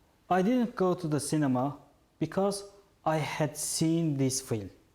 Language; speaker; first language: English; non-native, fluent; Azerbaijani